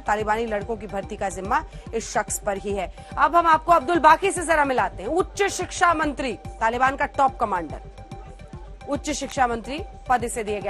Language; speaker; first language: Hindi; native; Hindi